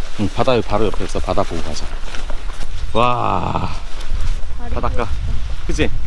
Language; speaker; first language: Korean; native; Korean